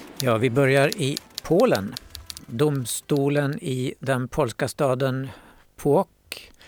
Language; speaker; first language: Swedish; native; Swedish